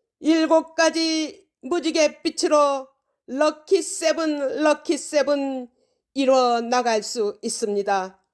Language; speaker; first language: Korean; native; Korean